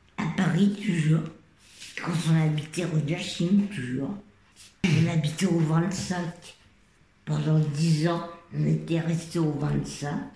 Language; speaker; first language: French; native; French